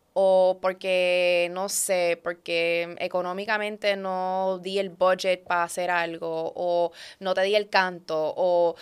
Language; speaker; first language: Spanish; early bilingual, other home language; Dutch